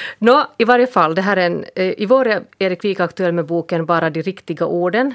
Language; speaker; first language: Swedish; native; Swedish